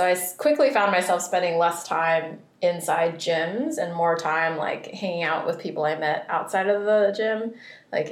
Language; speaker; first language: English; early bilingual, other home language; Vietnamese